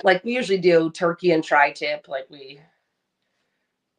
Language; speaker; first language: English; native; English